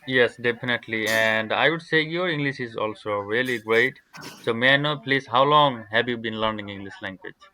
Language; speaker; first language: English; non-native, learner; Bangla